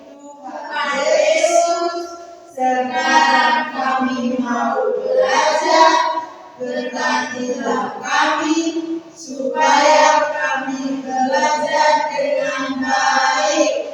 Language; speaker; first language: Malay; non-native, local second language; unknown